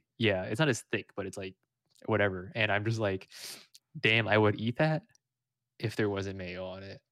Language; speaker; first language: English; early bilingual, other home language; Vietnamese